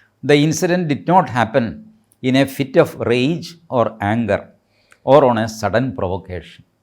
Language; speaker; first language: English; non-native, local second language; Malayalam